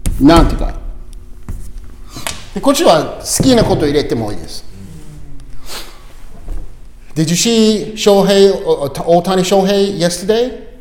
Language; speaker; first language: Japanese; non-native, learner; English